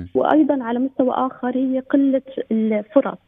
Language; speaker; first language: Arabic; native; Arabic